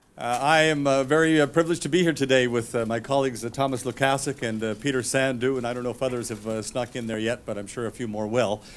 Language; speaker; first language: English; native; English